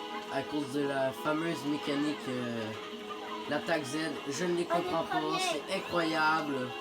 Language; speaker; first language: French; native; French